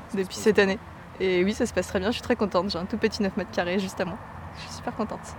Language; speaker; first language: French; native; French